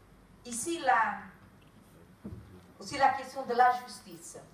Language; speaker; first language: French; non-native, fluent; Kabuverdianu